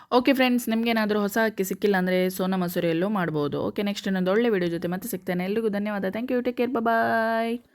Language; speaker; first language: Kannada; native; Kannada